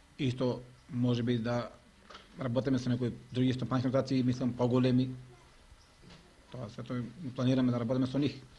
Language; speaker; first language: Macedonian; native; Macedonian